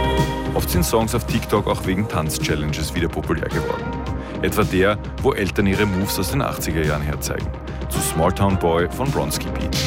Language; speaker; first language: German; native; German